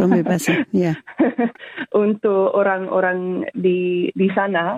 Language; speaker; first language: Indonesian; non-native, fluent; English